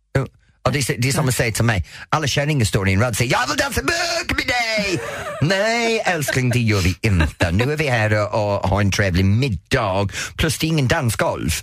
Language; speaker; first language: Swedish; non-native, fluent; English